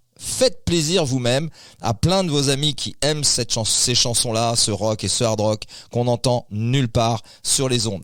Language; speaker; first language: French; native; French